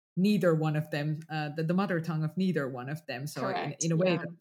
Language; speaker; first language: English; non-native, fluent; Finnish